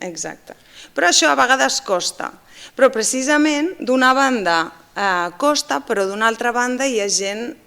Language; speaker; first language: Catalan; non-native, fluent; Basque